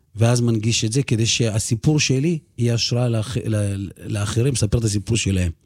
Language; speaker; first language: Hebrew; early bilingual, other home language; Russian